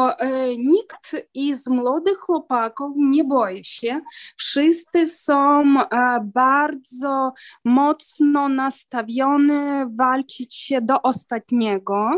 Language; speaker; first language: Polish; non-native, learner; Ukrainian